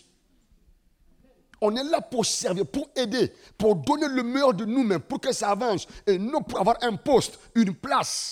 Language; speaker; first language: French; non-native, local second language; Mossi